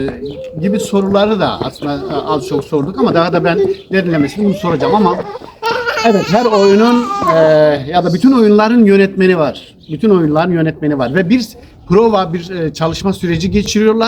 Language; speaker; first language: Turkish; native; Turkish